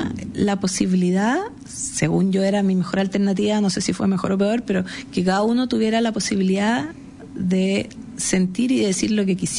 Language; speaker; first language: Spanish; native; Spanish